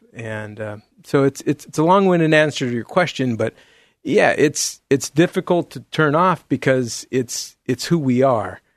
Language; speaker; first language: English; native; English